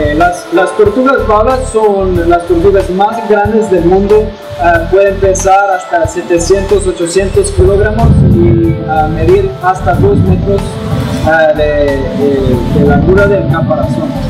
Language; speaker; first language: Spanish; non-native, fluent; English